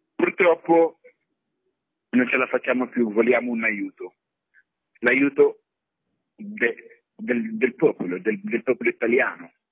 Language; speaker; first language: Italian; non-native, fluent; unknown